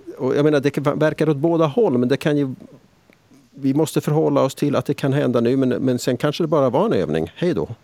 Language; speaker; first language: Swedish; native; Swedish